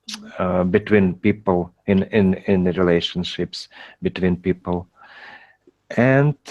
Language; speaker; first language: English; non-native, learner; Russian